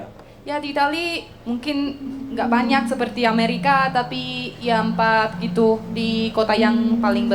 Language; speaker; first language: Indonesian; non-native, fluent; Italian